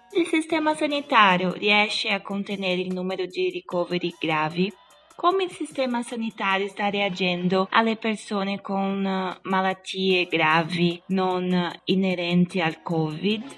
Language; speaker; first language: Italian; non-native, fluent; Portuguese